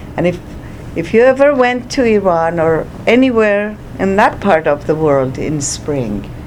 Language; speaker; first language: English; non-native, fluent; Persian